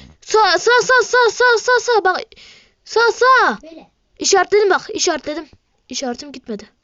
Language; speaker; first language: Turkish; native; Turkish